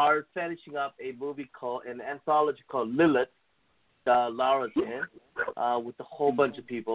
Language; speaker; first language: English; non-native, fluent; Korean